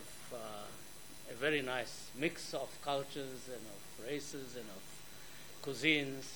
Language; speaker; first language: English; native; English